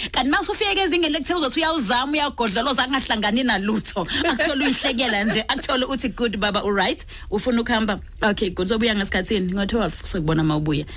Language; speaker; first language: Zulu; non-native, local second language; Swati